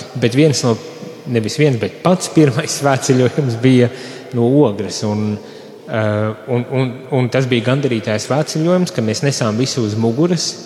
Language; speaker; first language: Latvian; native; Latvian